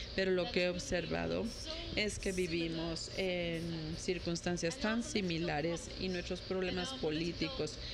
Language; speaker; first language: Spanish; non-native, fluent; Ukrainian